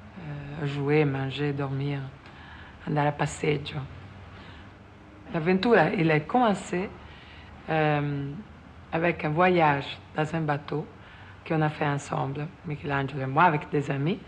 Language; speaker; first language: French; non-native, fluent; Italian